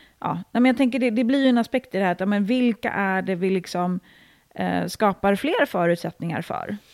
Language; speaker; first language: Swedish; native; Swedish